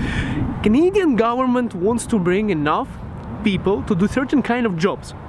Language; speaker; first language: English; non-native, local second language; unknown